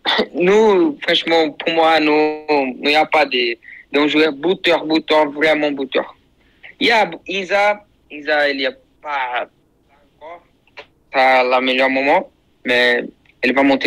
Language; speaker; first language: French; non-native, learner; Portuguese